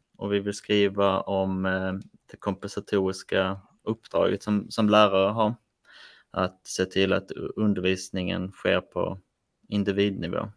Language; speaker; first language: Swedish; native; Swedish